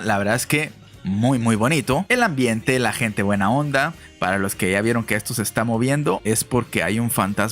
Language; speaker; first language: Spanish; native; Spanish